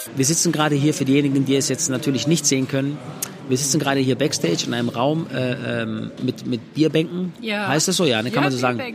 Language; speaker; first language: German; native; German